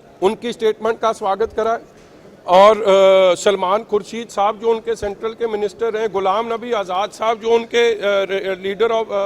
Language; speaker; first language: Urdu; non-native, local second language; Punjabi